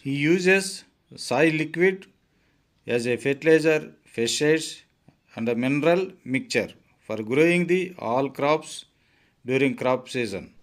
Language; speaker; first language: English; non-native, local second language; Telugu